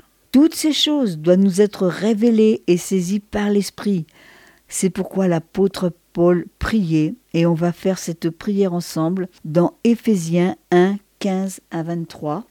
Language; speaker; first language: French; native; French